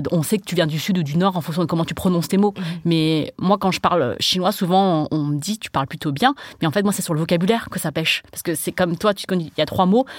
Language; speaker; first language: French; early bilingual, other home language; Chinese